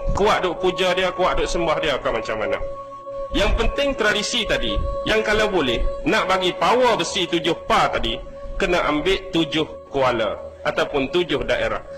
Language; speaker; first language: Malay; native; Malay